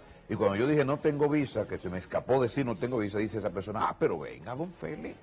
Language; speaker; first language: Spanish; native; Spanish